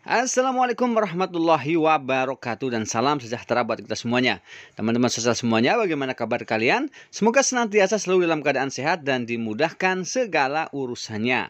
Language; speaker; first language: Indonesian; native; Indonesian